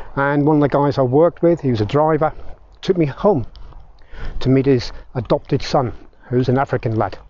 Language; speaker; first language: English; native; English